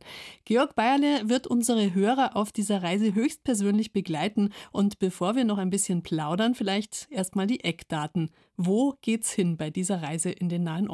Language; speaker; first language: German; native; German